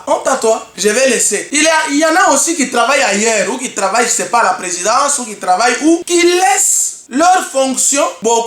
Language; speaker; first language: French; non-native, local second language; Luba-Lulua